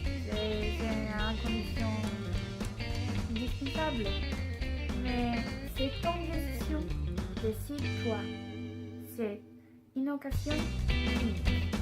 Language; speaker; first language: French; non-native, learner; Spanish